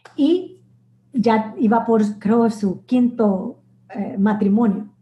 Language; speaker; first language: Spanish; native; Spanish